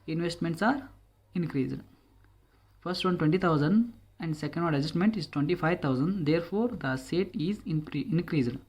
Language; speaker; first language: English; non-native, local second language; Kannada